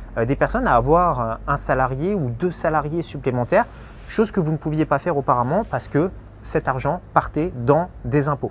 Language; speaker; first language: French; native; French